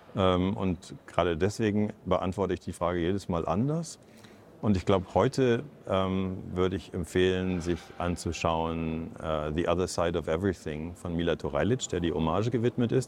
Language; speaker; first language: German; native; German